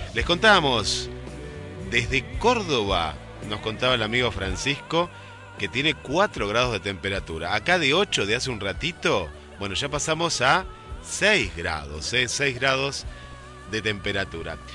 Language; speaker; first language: Spanish; native; Spanish